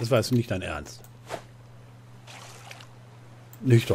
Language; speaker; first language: German; native; German